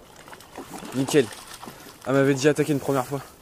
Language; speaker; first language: French; native; French